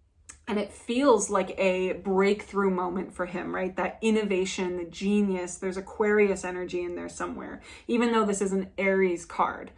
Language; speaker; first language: English; native; English